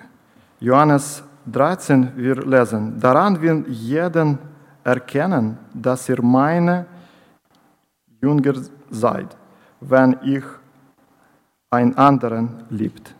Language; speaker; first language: German; non-native, learner; Ukrainian